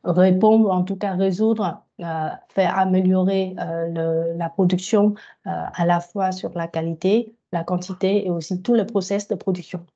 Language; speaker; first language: French; non-native, fluent; Vietnamese